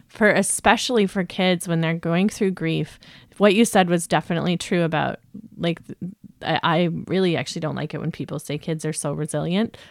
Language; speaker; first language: English; native; English